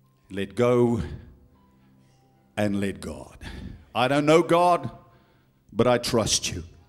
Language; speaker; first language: English; non-native, local second language; Afrikaans